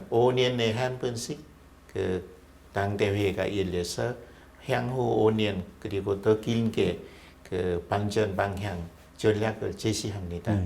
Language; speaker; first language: Korean; non-native, fluent; Vietnamese